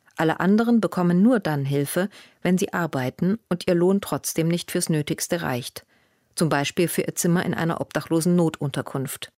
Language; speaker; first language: German; native; German